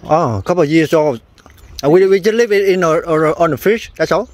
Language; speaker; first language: English; non-native, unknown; Vietnamese